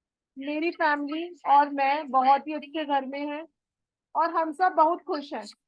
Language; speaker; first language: Hindi; native; Hindi